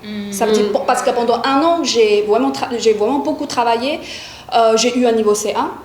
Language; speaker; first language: French; non-native, fluent; Chinese